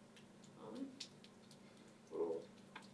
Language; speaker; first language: French; non-native, learner; English